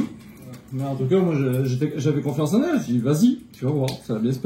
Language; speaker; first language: French; native; French